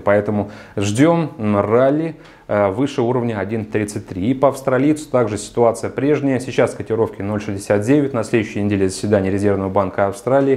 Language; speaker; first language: Russian; native; Russian